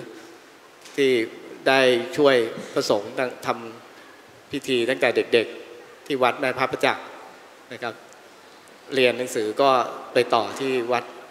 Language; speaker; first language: Thai; native; Thai